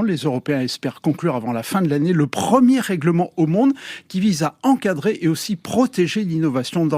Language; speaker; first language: French; native; French